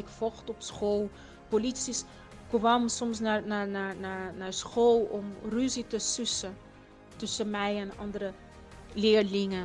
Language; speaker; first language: Dutch; non-native, fluent; Portuguese